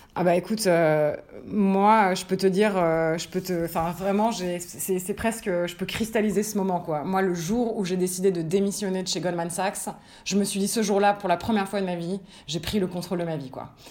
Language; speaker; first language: French; native; French